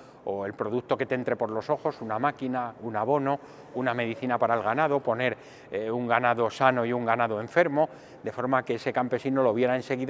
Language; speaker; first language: Spanish; native; Spanish